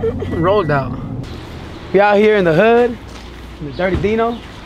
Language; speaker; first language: English; early bilingual, other home language; Spanish